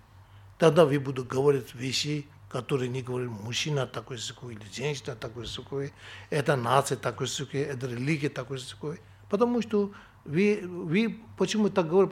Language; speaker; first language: Russian; non-native, learner; Tibetan